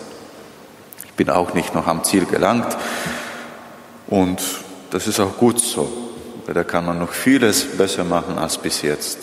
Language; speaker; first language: German; non-native, fluent; Polish